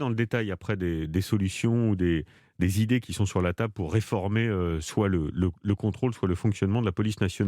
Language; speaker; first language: French; native; French